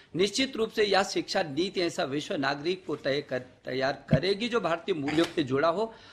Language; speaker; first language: Hindi; native; Hindi